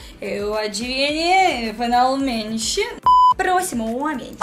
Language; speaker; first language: Portuguese; non-native, learner; Russian